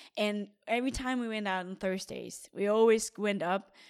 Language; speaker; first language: English; non-native, fluent; Danish